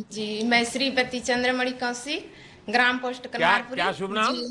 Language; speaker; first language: Hindi; native; Hindi